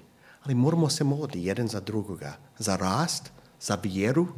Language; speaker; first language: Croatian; non-native, fluent; English